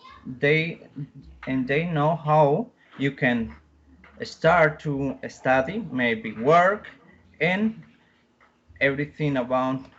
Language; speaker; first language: English; non-native, learner; Spanish